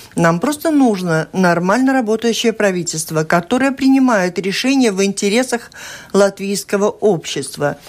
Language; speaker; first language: Russian; native; Russian